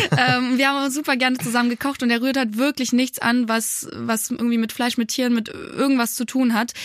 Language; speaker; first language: German; early bilingual, other home language; Polish